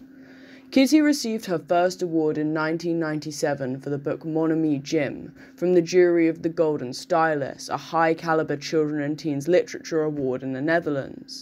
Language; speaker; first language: English; native; English